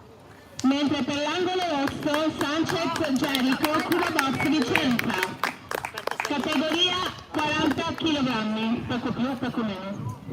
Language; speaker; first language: Italian; native; Italian